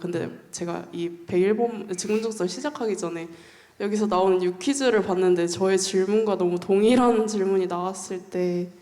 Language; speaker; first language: Korean; native; Korean